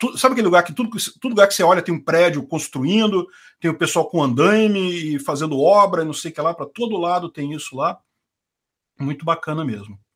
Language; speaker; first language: Portuguese; native; Portuguese